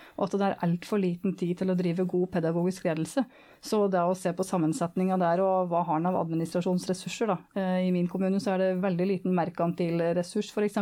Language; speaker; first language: Norwegian; native; Norwegian